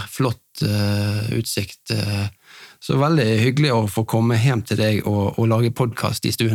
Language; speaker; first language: Norwegian; native; Norwegian